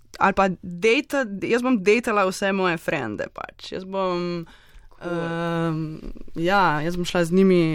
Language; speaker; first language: Slovenian; native; Slovenian